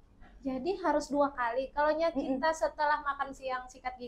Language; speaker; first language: Indonesian; native; Indonesian